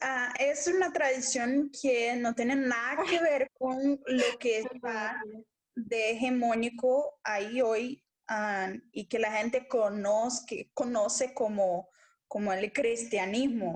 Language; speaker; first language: Spanish; non-native, local second language; Portuguese